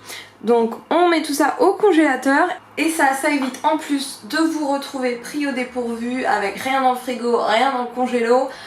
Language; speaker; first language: French; native; French